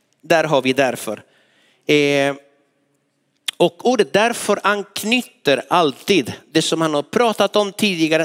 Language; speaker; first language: Swedish; non-native, fluent; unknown